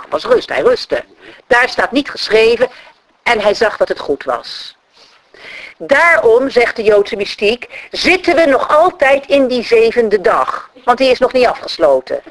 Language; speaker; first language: Dutch; native; Dutch